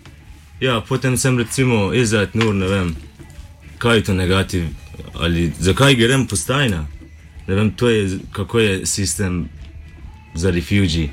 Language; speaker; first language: Slovenian; non-native, learner; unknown